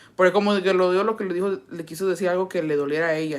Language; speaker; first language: Spanish; early bilingual, heritage; Spanish